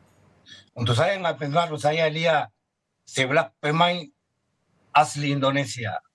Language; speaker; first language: Indonesian; non-native, fluent; Spanish